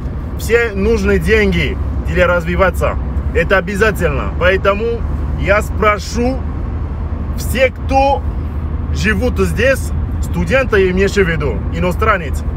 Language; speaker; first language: Russian; non-native, learner; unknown